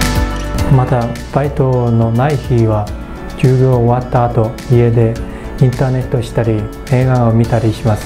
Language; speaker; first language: Japanese; non-native, fluent; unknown